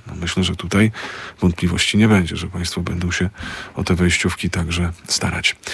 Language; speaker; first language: Polish; native; Polish